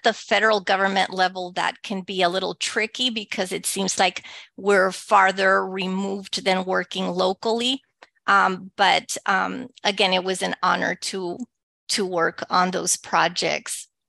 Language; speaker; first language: English; early bilingual, other home language; Spanish